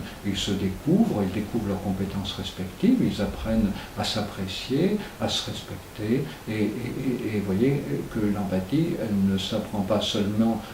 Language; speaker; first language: French; native; French